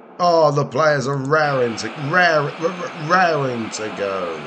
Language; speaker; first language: English; native; English